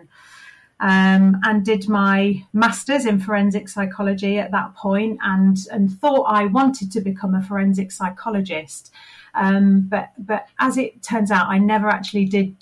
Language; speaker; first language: English; native; English